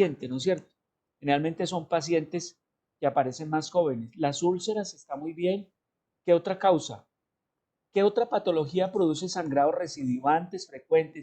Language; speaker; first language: Spanish; native; Spanish